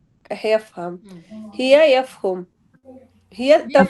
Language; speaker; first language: Arabic; non-native, learner; Malayalam